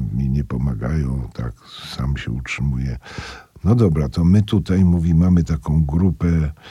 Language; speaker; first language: Polish; native; Polish